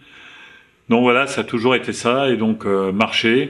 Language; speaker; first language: French; native; French